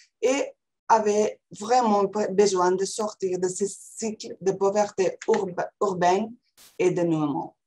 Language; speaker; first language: French; non-native, fluent; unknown